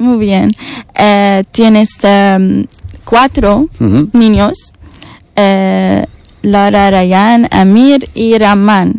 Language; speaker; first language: Spanish; non-native, learner; Arabic